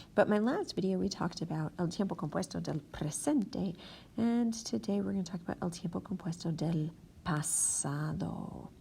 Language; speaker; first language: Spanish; non-native, fluent; English